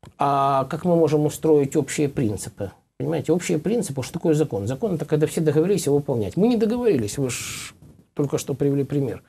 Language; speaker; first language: Russian; native; Russian